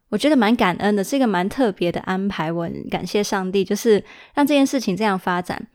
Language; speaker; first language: Chinese; early bilingual, heritage; Chinese